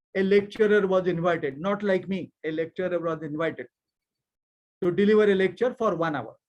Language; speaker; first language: English; non-native, local second language; Marathi